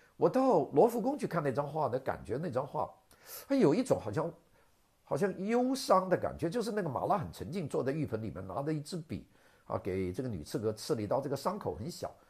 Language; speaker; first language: Chinese; non-native, local second language; Cantonese